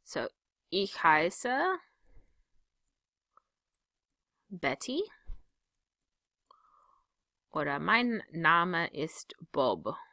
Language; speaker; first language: German; non-native, fluent; English